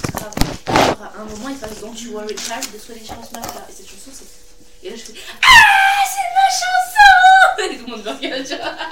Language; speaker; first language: French; native; French